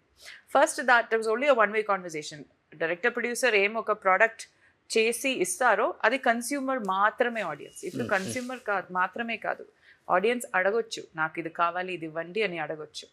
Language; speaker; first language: Telugu; non-native, fluent; Tamil